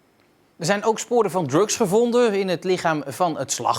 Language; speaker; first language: Dutch; native; Dutch